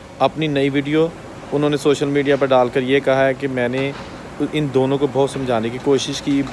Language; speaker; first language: Urdu; non-native, local second language; Punjabi